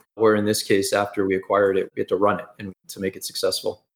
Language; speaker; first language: English; native; English